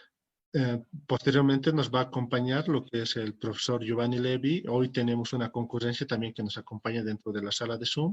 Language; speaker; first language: Spanish; native; Spanish